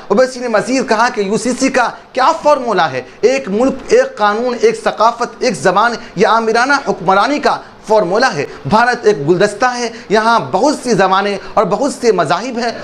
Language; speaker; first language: Urdu; native; Urdu